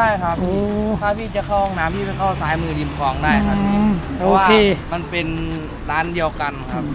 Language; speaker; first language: Thai; native; Thai